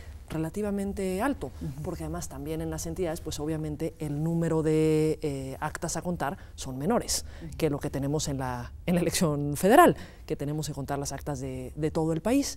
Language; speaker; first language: Spanish; native; Spanish